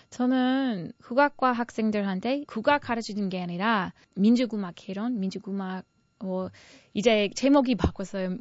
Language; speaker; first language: Korean; non-native, fluent; English